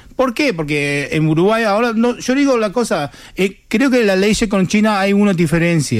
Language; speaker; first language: Spanish; non-native, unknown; Chinese